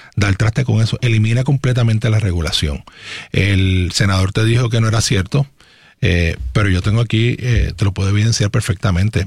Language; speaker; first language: Spanish; native; Spanish